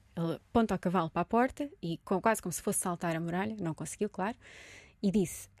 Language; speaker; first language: Portuguese; native; Portuguese